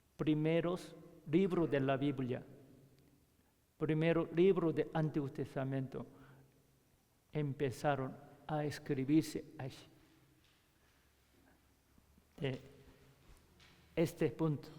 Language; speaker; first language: Spanish; non-native, learner; Korean